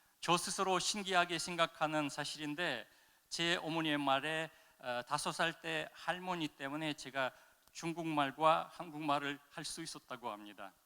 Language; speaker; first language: Korean; non-native, fluent; Russian